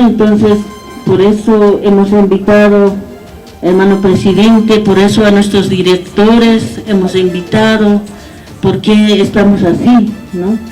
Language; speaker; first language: Spanish; non-native, local second language; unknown